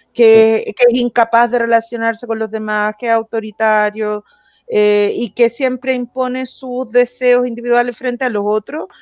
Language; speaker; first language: Spanish; native; Spanish